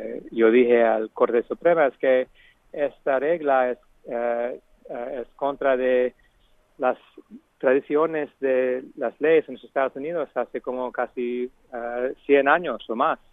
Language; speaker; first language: Spanish; non-native, fluent; English